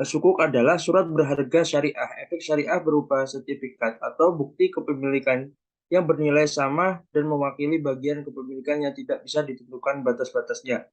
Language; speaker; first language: Indonesian; native; Indonesian